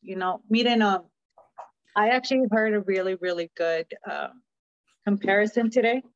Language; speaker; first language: English; early bilingual, other home language; Spanish